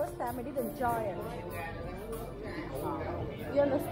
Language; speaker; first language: English; non-native, learner; Vietnamese